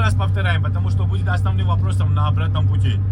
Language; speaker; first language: Russian; non-native, fluent; Georgian